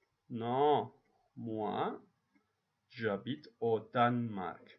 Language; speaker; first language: French; non-native, learner; Turkish